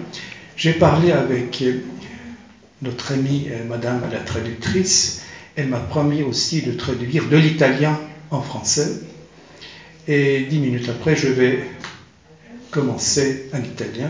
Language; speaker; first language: French; non-native, fluent; Turkish